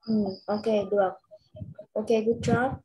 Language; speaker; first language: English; non-native, learner; Vietnamese